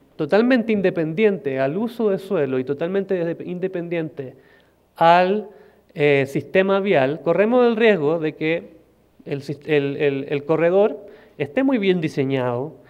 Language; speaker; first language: Spanish; native; Spanish